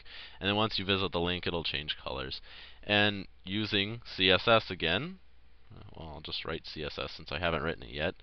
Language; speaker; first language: English; native; English